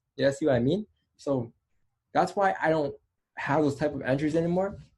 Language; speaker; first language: English; native; English